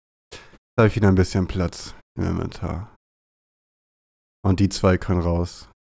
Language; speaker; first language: German; native; German